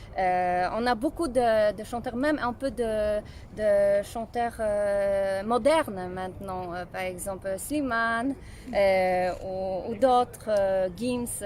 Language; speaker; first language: French; non-native, fluent; Polish